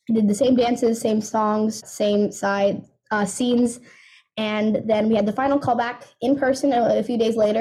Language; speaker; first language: English; native; English